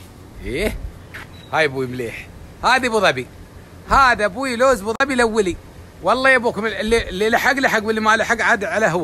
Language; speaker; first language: Arabic; native; Arabic